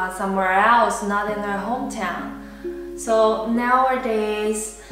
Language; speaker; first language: English; non-native, fluent; Chinese